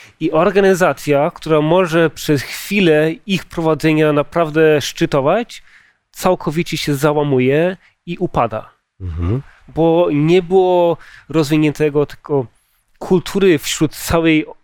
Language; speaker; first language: Polish; early bilingual, heritage; Polish